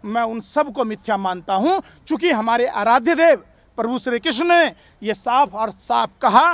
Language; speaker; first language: Hindi; native; Hindi